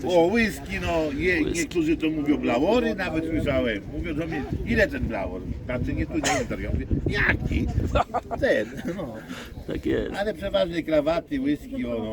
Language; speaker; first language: Polish; native; Polish